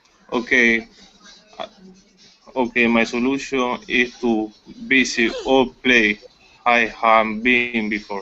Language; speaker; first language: English; non-native, learner; Spanish